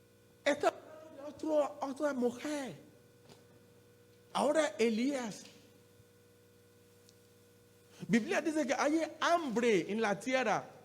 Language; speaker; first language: Spanish; non-native, learner; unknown